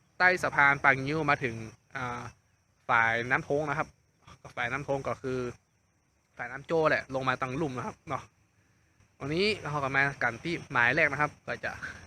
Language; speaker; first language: Thai; native; Thai